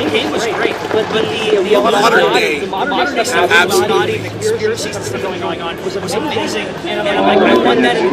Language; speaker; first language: English; native; English